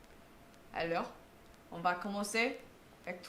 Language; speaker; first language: French; non-native, fluent; English